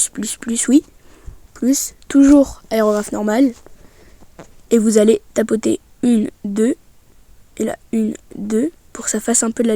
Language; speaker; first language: French; native; French